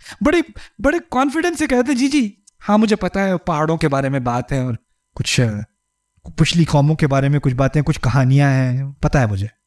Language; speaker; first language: Urdu; early bilingual, heritage; Urdu